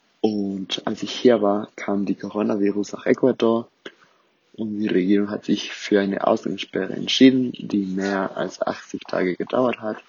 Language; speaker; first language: German; non-native, fluent; Spanish